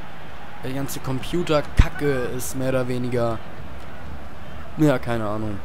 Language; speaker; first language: German; native; German